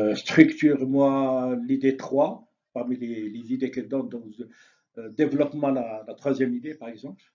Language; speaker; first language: French; non-native, local second language; Arabic